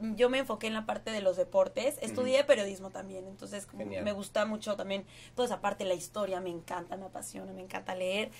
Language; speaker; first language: Spanish; native; Spanish